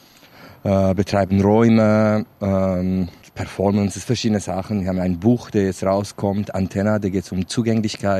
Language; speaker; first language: German; non-native, fluent; Kurdish